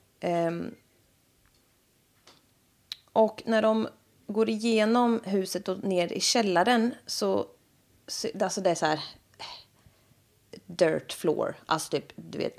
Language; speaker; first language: Swedish; native; Swedish